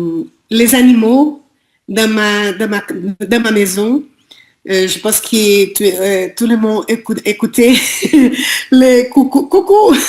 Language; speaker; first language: French; non-native, learner; Portuguese